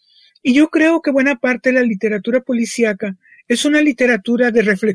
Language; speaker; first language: Spanish; native; Spanish